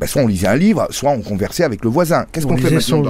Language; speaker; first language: French; native; French